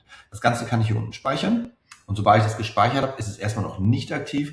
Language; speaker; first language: German; native; German